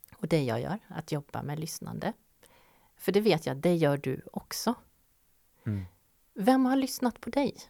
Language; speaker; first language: Swedish; native; Swedish